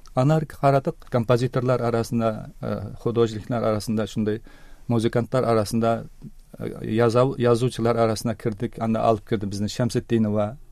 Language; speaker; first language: Tatar; early bilingual, heritage; Tatar